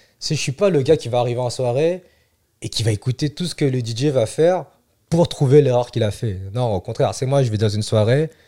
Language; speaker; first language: French; early bilingual, other home language; Vietnamese